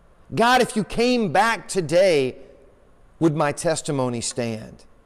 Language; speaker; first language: English; native; English